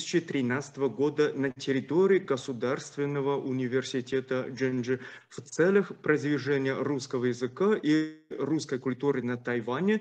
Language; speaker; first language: Russian; non-native, fluent; Chinese